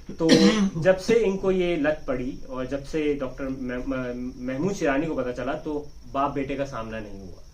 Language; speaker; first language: Urdu; native; Urdu